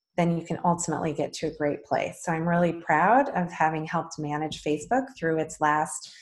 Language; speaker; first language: English; native; English